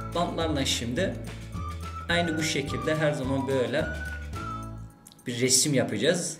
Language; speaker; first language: Turkish; early bilingual, heritage; Turkish